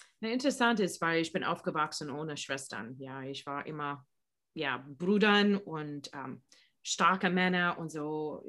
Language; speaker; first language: German; non-native, learner; English